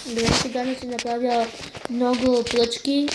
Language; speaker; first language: Bulgarian; native; Bulgarian